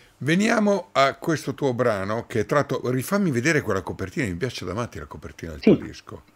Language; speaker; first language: Italian; native; Italian